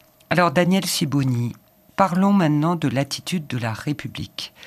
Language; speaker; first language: French; native; French